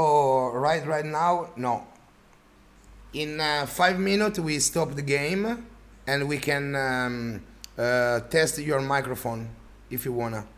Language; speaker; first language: English; non-native, learner; Italian